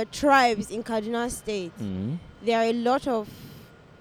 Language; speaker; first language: English; non-native, local second language; Hausa